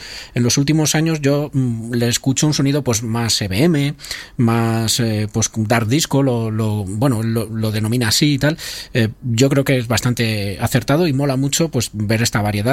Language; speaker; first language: Spanish; native; Spanish